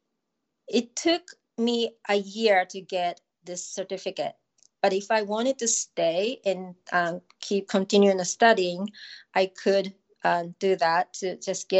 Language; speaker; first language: English; non-native, fluent; Japanese